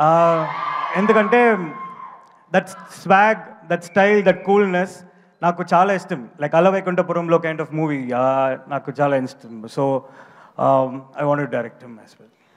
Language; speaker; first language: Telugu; non-native, learner; Tamil